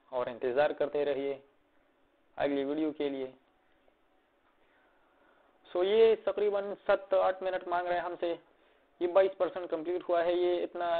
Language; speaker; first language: Hindi; native; Hindi